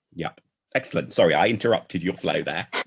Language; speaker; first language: English; native; English